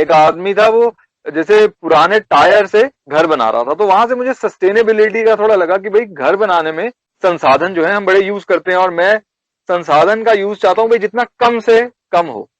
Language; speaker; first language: Hindi; native; Hindi